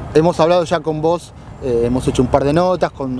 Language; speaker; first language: Spanish; native; Spanish